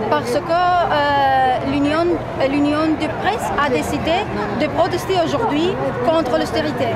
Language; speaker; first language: French; non-native, fluent; Greek